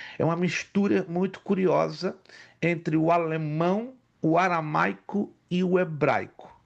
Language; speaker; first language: Portuguese; non-native, local second language; Spanish